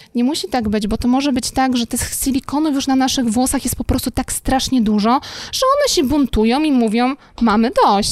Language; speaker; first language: Polish; native; Polish